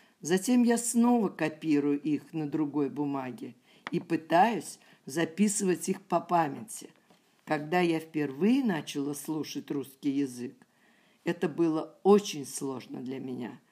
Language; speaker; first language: Russian; non-native, learner; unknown